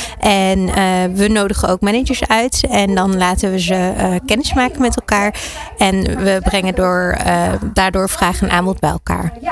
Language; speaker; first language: Dutch; early bilingual, other home language; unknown